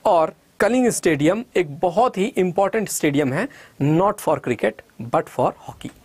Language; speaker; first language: Hindi; native; Hindi